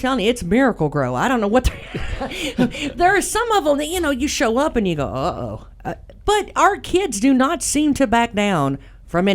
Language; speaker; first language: English; native; English